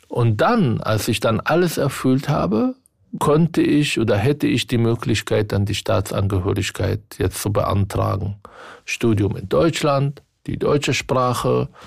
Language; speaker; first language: German; non-native, fluent; Arabic